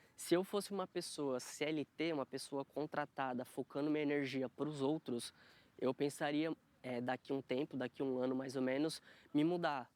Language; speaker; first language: Portuguese; native; Portuguese